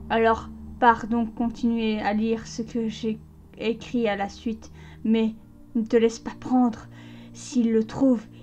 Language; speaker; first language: French; native; French